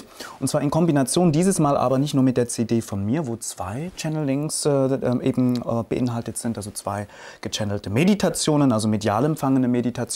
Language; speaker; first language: German; native; German